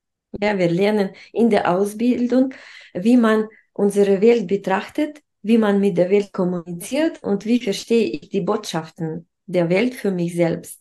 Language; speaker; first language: German; non-native, fluent; Russian